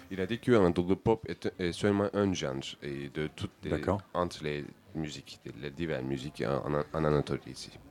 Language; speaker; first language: French; non-native, learner; Turkish